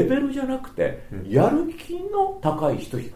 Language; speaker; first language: Japanese; native; Japanese